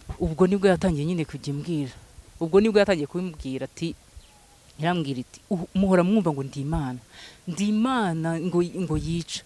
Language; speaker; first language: Kinyarwanda; native; Kinyarwanda